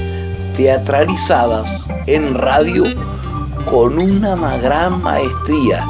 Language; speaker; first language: Spanish; native; Spanish